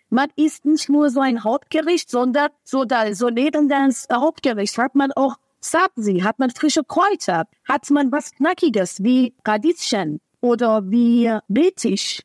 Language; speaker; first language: German; non-native, fluent; Persian